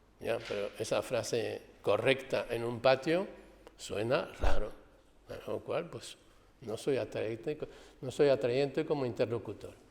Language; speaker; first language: Spanish; non-native, fluent; French